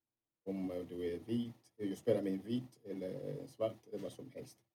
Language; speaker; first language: Swedish; non-native, fluent; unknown